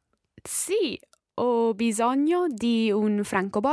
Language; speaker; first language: Italian; non-native, learner; English